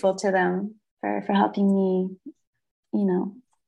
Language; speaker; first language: English; non-native, fluent; French